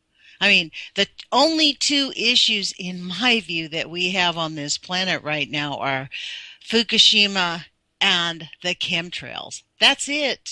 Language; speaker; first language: English; native; English